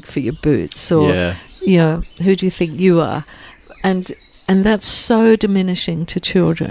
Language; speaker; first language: English; native; English